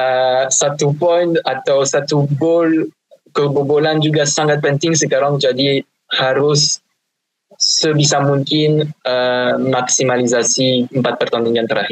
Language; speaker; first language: Indonesian; non-native, fluent; French